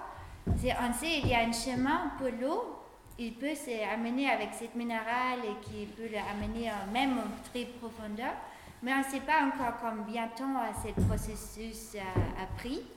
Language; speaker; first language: French; non-native, fluent; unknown